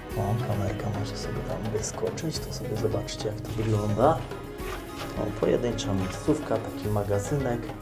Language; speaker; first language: Polish; native; Polish